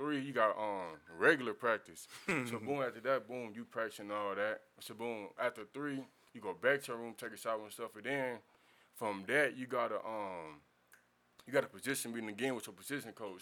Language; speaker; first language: English; native; English